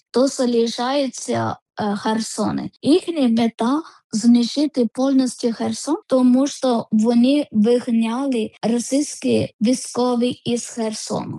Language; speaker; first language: Ukrainian; non-native, learner; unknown